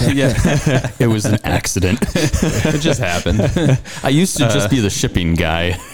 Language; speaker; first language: English; native; English